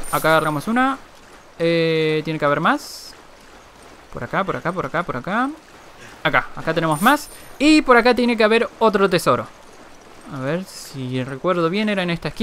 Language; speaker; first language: Spanish; native; Spanish